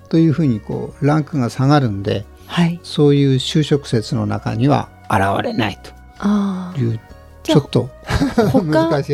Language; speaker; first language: Japanese; native; Japanese